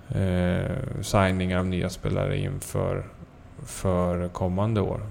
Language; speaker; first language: Swedish; native; Swedish